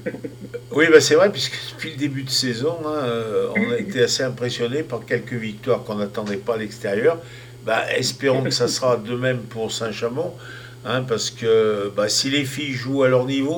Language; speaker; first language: French; native; French